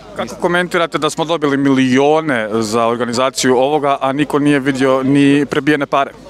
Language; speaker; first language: Croatian; native; Croatian